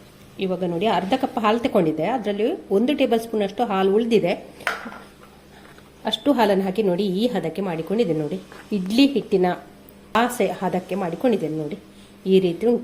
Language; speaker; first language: Kannada; native; Kannada